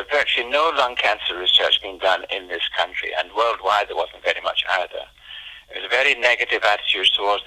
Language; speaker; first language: English; native; English